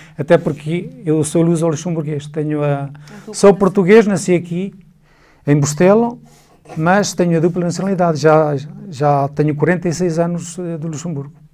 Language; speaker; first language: Portuguese; native; Portuguese